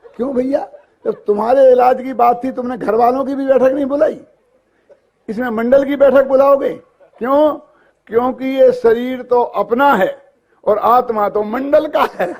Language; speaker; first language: Hindi; native; Hindi